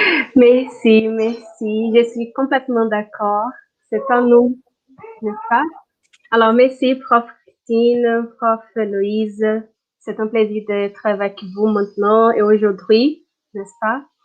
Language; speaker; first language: French; non-native, fluent; Portuguese